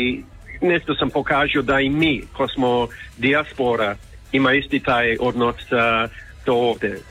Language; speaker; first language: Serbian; early bilingual, heritage; Croatian